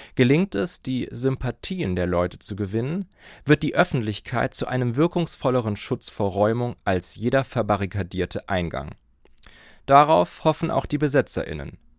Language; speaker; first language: German; native; German